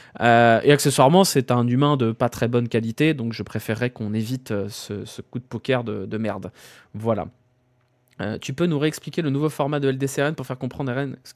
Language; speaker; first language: French; native; French